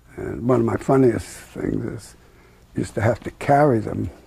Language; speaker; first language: English; native; English